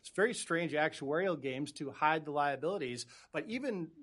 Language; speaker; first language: English; native; English